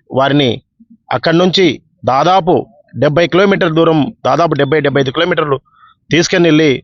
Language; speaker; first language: Telugu; non-native, local second language; Lambadi